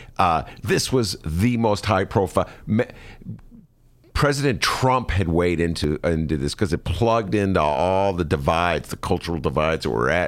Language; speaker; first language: English; native; English